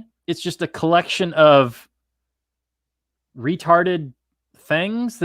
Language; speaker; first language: English; native; English